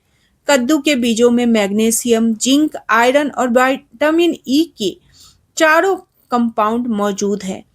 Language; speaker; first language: Hindi; native; Hindi